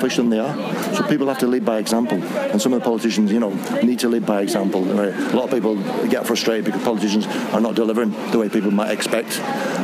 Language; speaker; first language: English; native; English